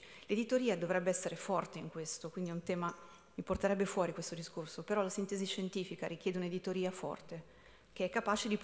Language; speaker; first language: Italian; native; Italian